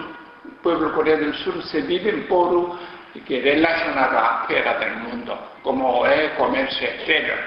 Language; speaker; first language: Spanish; non-native, learner; Korean